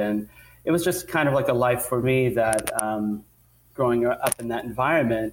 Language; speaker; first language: English; native; English